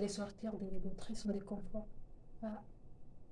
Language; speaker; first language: French; non-native, fluent; Spanish